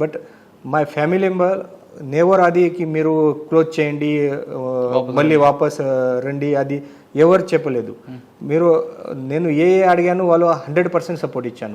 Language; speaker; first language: Telugu; non-native, fluent; Marathi